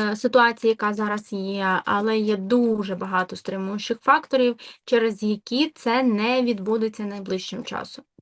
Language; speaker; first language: Ukrainian; native; Ukrainian